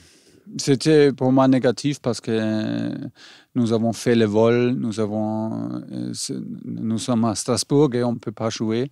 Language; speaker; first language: French; non-native, learner; German